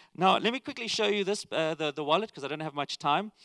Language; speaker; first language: English; native; English